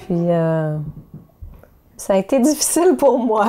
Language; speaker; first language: French; native; French